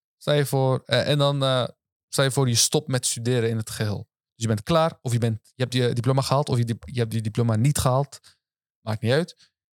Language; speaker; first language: Dutch; early bilingual, other home language; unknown